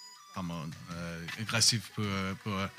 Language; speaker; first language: French; non-native, learner; English